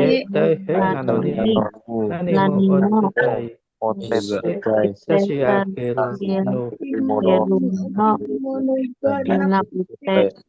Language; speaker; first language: Japanese; non-native, learner; Indonesian